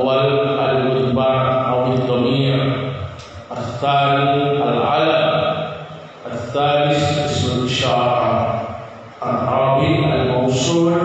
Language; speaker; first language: Arabic; non-native, fluent; Indonesian